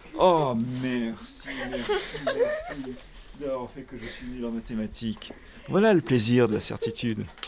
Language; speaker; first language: French; native; French